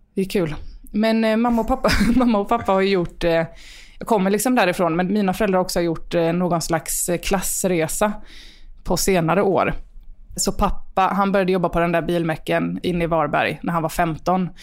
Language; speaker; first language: Swedish; native; Swedish